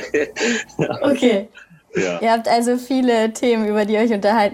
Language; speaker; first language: German; native; German